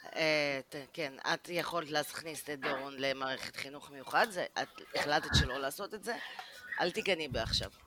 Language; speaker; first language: Hebrew; early bilingual, other home language; Russian